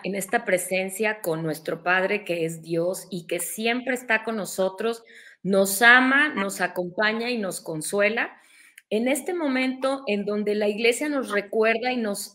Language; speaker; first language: Spanish; native; Spanish